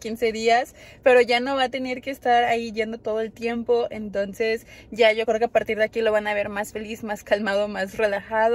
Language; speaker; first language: Spanish; native; Spanish